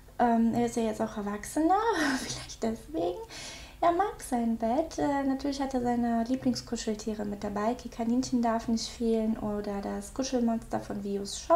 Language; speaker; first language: German; native; German